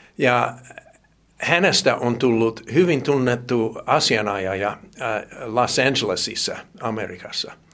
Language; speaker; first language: Finnish; non-native, fluent; English